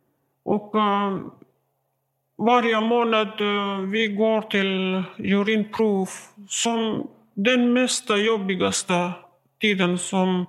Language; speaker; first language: Swedish; non-native, learner; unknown